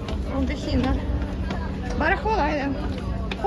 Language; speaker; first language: Swedish; non-native, learner; Russian